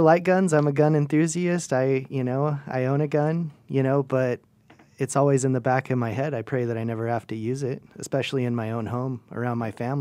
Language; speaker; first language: English; native; English